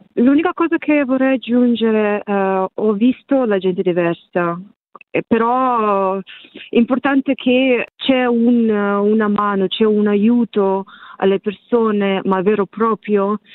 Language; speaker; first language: Italian; non-native, fluent; Russian